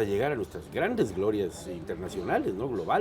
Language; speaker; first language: Spanish; native; Spanish